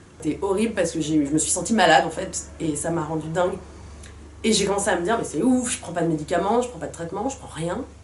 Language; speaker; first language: French; native; French